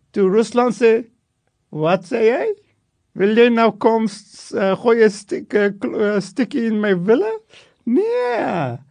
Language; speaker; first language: Afrikaans; non-native, local second language; English